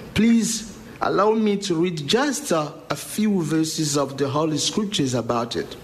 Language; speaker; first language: English; non-native, learner; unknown